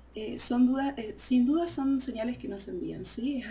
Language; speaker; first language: Spanish; native; Spanish